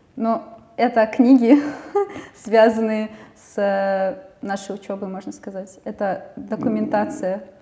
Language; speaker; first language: Russian; native; Russian